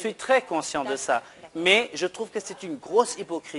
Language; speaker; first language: French; non-native, local second language; Wolof